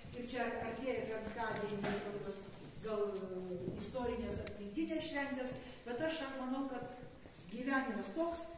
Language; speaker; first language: Lithuanian; non-native, local second language; Polish